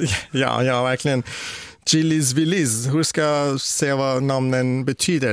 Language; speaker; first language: Swedish; non-native, fluent; Persian